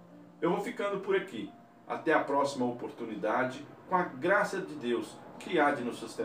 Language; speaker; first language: Portuguese; native; Portuguese